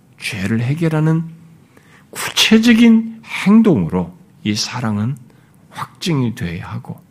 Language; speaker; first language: Korean; native; Korean